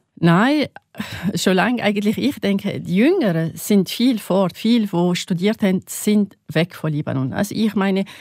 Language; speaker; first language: German; non-native, learner; Arabic